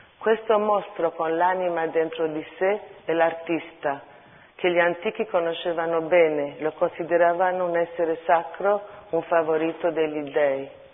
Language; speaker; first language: Italian; early bilingual, other home language; Armenian